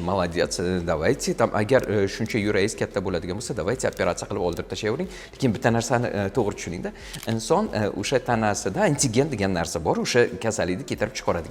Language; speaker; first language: Uzbek; native; Uzbek